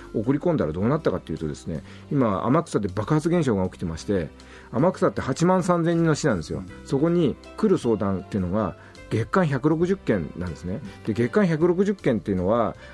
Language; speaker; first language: Japanese; native; Japanese